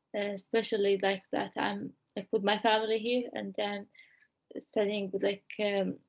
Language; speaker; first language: English; non-native, fluent; Arabic